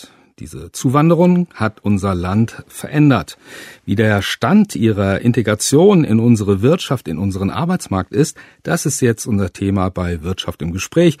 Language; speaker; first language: German; native; German